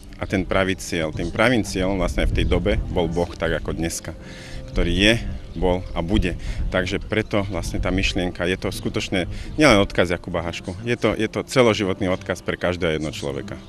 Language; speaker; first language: Slovak; native; Slovak